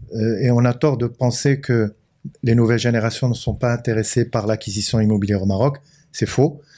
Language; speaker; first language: French; non-native, local second language; Arabic